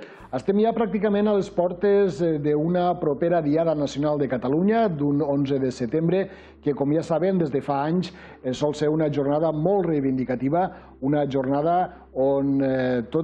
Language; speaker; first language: Catalan; native; Catalan